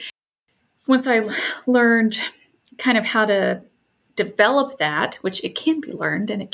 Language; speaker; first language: English; native; English